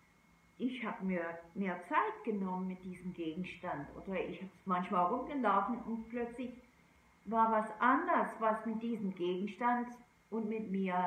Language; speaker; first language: German; non-native, fluent; English